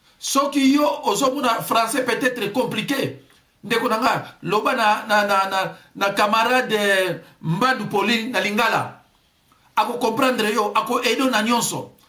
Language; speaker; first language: Lingala; non-native, local second language; Kongo